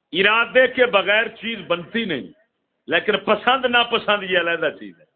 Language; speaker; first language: Urdu; non-native, local second language; Punjabi